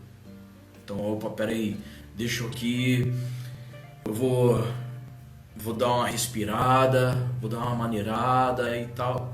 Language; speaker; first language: Portuguese; native; Portuguese